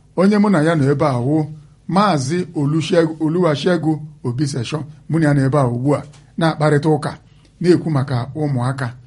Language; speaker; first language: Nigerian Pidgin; non-native, local second language; Igbo